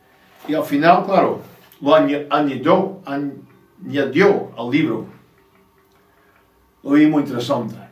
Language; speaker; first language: Spanish; non-native, fluent; English